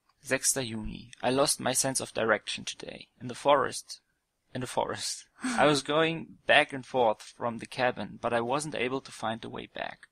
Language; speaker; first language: English; non-native, fluent; German